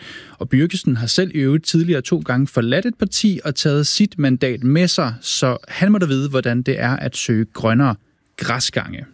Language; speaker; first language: Danish; native; Danish